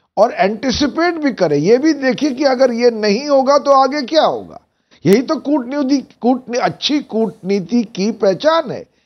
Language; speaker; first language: Hindi; native; Hindi